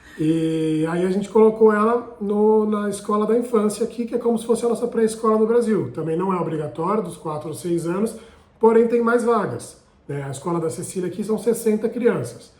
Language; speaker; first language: Portuguese; native; Portuguese